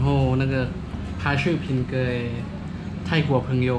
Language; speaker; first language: Chinese; non-native, learner; Thai